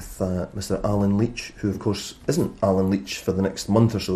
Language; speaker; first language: English; native; English